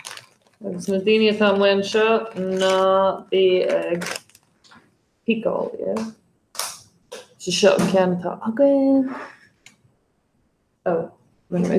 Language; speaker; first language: Irish; non-native, fluent; English